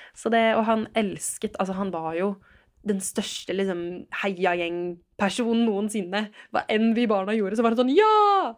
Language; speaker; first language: Norwegian; native; Norwegian